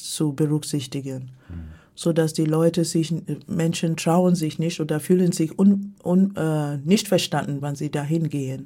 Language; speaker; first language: German; non-native, fluent; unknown